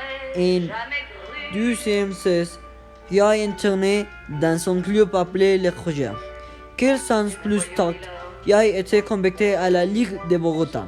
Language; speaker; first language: French; non-native, learner; Spanish